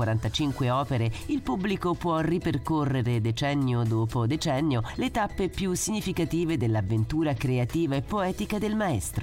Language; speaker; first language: Italian; native; Italian